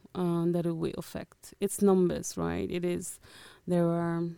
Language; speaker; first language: English; early bilingual, other home language; Portuguese